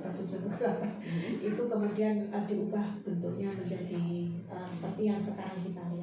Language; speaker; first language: Indonesian; native; Indonesian